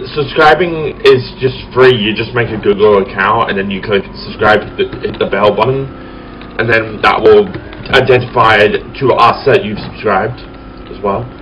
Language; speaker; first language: English; native; English